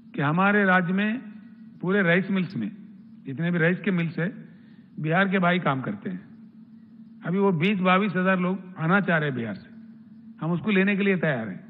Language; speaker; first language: Hindi; non-native, local second language; Telugu